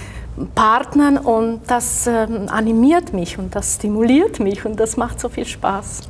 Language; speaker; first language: German; non-native, fluent; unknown